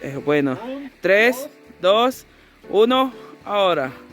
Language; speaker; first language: Spanish; native; Spanish